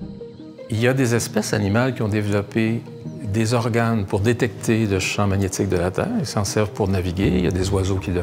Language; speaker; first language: French; native; French